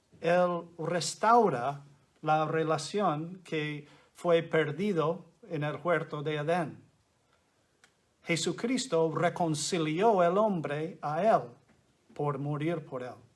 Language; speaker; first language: Spanish; non-native, fluent; English